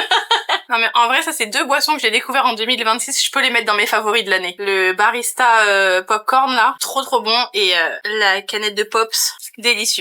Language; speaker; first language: French; native; French